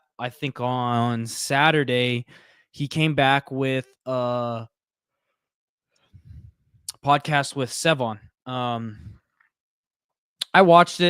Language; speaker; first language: English; native; English